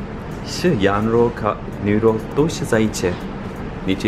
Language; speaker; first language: Chinese; non-native, learner; Turkish